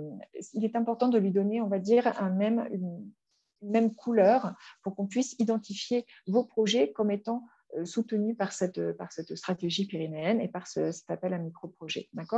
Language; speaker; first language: French; native; French